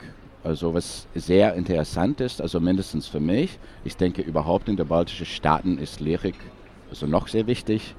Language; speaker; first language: German; non-native, fluent; English